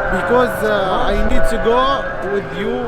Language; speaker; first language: English; non-native, learner; Arabic